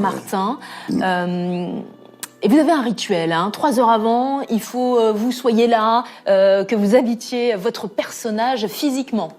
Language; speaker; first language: French; native; French